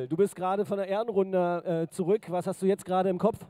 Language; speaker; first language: German; native; German